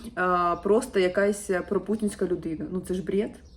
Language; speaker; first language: Ukrainian; non-native, local second language; Russian